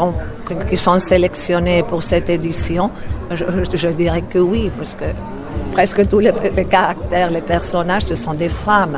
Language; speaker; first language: French; non-native, fluent; Spanish